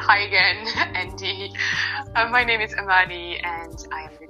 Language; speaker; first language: English; non-native, fluent; French